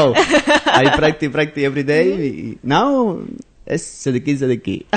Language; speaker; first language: English; non-native, learner; Spanish